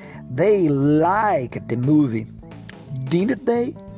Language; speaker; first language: English; non-native, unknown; Portuguese